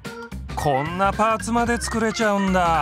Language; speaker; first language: Japanese; native; Japanese